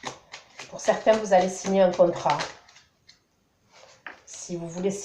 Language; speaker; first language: French; native; French